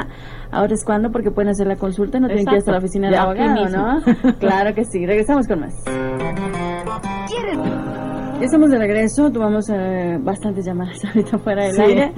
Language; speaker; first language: Spanish; native; Spanish